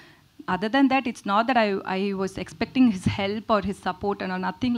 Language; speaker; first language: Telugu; non-native, learner; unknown